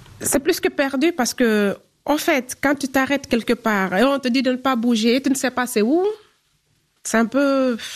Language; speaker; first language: French; non-native, local second language; Fula